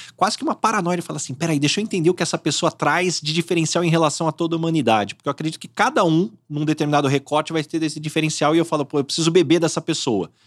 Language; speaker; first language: Portuguese; native; Portuguese